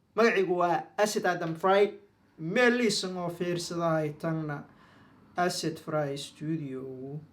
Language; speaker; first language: Somali; non-native, local second language; Maay